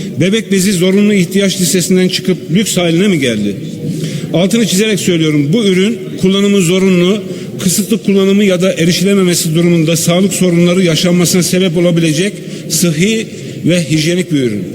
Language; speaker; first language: Turkish; native; Turkish